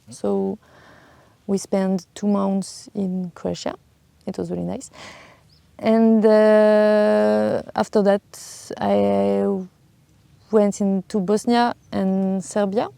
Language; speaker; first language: English; non-native, learner; French